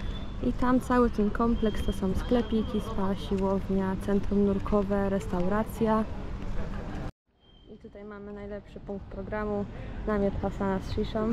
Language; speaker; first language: Polish; native; Polish